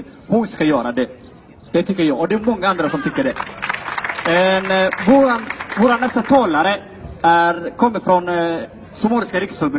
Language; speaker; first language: Swedish; non-native, fluent; Somali